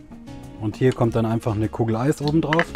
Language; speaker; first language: German; native; German